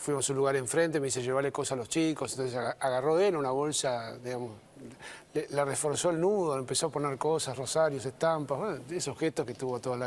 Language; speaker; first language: Spanish; native; Spanish